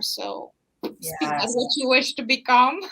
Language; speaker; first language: English; non-native, fluent; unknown